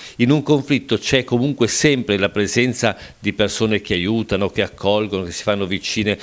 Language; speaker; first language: Italian; native; Italian